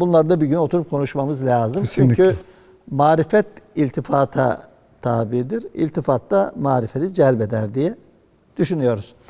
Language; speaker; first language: Turkish; native; Turkish